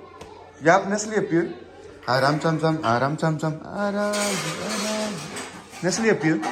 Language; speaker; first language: Turkish; non-native, learner; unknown